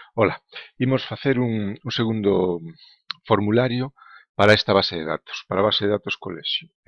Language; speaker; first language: Spanish; native; Spanish